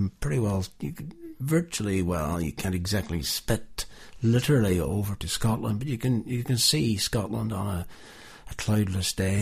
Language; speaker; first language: English; native; English